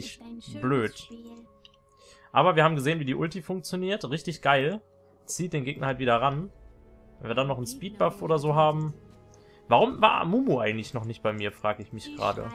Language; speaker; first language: German; native; German